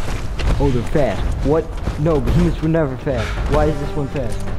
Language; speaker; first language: English; native; English